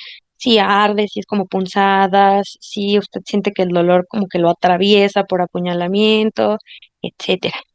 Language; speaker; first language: Spanish; native; Spanish